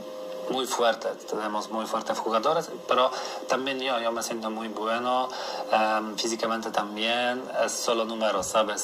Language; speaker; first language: Spanish; non-native, learner; Polish